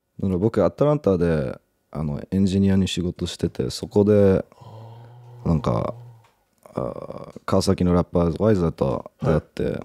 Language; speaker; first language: Japanese; early bilingual, heritage; English